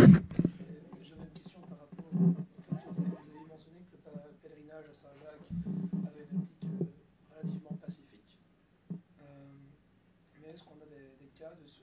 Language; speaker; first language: French; native; French